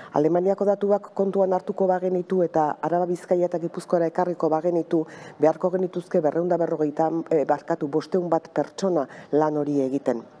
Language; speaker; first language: Basque; native; Basque